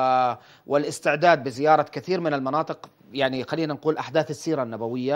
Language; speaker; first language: Arabic; native; Arabic